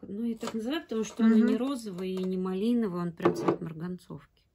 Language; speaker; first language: Russian; native; Russian